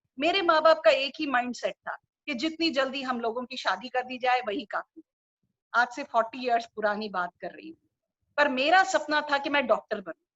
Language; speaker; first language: Hindi; non-native, local second language; Urdu